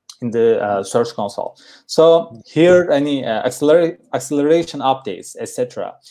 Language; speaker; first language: English; non-native, learner; Turkish